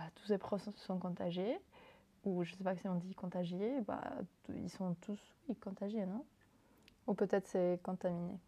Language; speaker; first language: French; non-native, fluent; Spanish